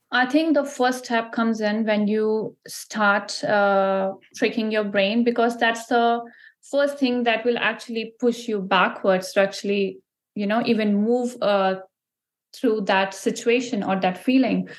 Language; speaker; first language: English; non-native, local second language; Punjabi